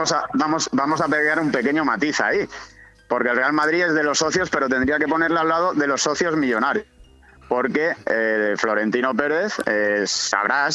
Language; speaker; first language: Spanish; native; Spanish